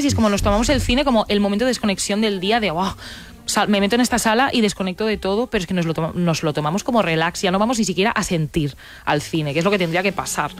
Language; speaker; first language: Spanish; native; Spanish